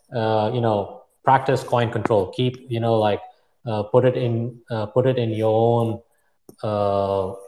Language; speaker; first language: English; non-native, fluent; Arabic